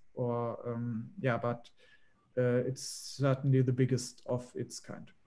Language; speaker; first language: English; non-native, fluent; German